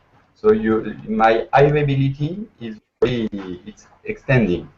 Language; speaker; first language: English; non-native, learner; French